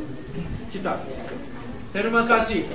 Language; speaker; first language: Indonesian; non-native, learner; Turkish